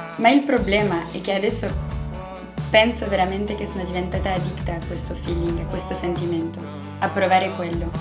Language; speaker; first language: Italian; non-native, fluent; French